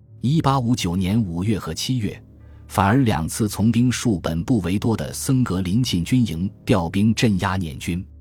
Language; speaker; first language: Chinese; native; Chinese